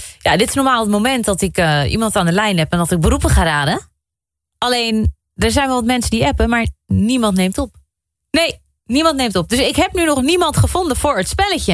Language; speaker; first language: Dutch; native; Dutch